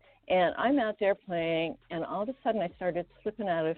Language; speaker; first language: English; non-native, fluent; Estonian